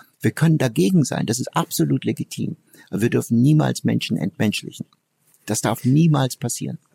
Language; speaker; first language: German; early bilingual, other home language; Turkish